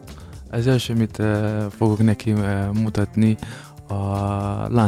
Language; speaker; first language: Hungarian; non-native, learner; Arabic